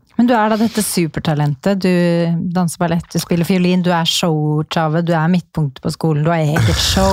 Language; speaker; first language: Norwegian; native; Norwegian